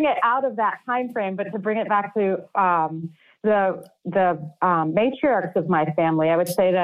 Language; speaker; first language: English; native; English